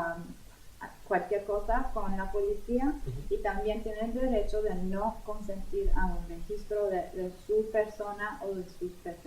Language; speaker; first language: Spanish; non-native, fluent; English